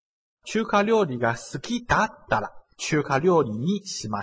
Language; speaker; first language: Japanese; non-native, fluent; Chinese